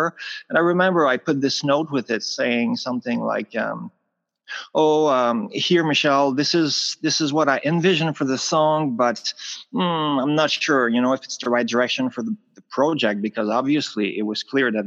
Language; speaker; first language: English; non-native, fluent; French